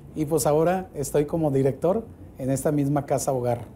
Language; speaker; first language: Spanish; native; Spanish